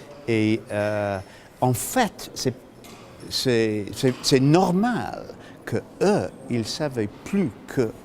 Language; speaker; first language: French; non-native, fluent; English